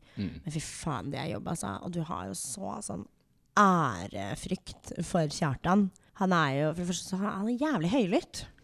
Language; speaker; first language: Norwegian; early bilingual, other home language; English